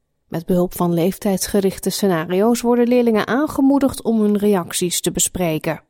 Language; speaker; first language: Dutch; native; Dutch